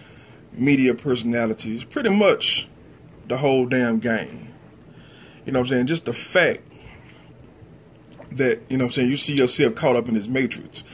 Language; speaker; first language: English; native; English